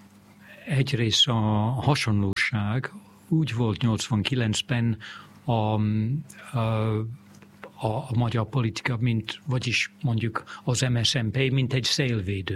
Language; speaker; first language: Hungarian; non-native, fluent; English